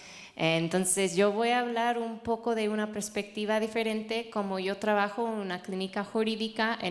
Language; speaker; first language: Spanish; non-native, fluent; English